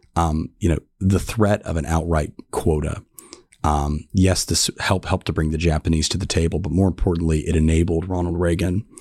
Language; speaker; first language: English; native; English